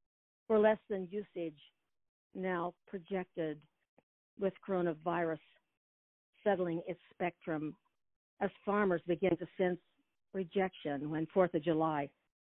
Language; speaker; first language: English; native; English